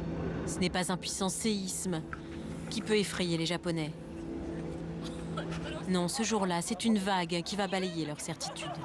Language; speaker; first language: French; native; French